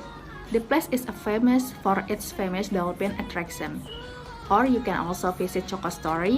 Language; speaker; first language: English; non-native, learner; Indonesian